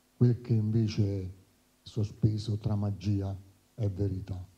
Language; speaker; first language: Italian; native; Italian